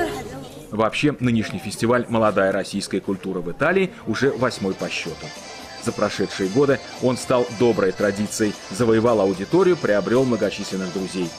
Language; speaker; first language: Russian; native; Russian